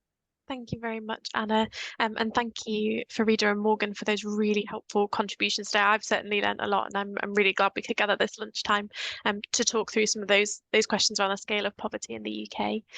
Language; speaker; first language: English; native; English